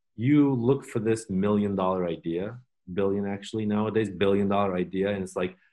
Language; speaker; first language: English; non-native, fluent; Turkish